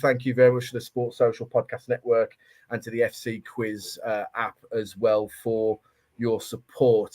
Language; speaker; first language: English; native; English